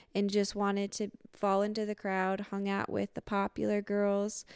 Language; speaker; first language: English; native; English